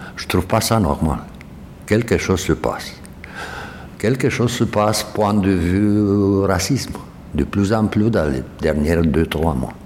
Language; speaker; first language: French; non-native, fluent; Romanian